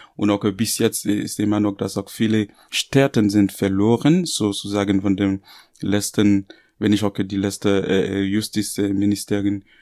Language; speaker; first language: German; non-native, fluent; Haitian Creole